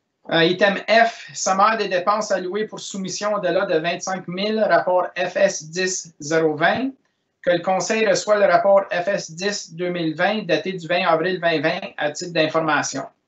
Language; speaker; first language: French; native; French